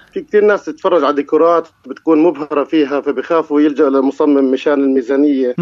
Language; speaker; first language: Arabic; native; Arabic